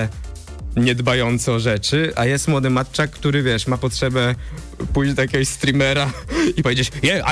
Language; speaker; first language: Polish; native; Polish